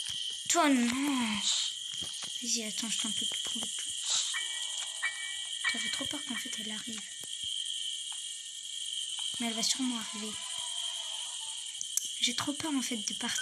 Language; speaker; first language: French; native; French